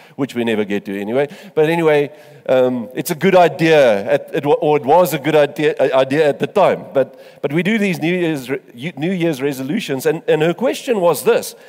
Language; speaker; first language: English; non-native, local second language; Afrikaans